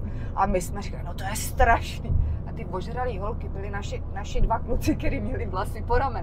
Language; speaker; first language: Czech; native; Czech